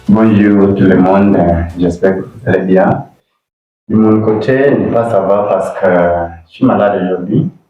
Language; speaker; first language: French; non-native, learner; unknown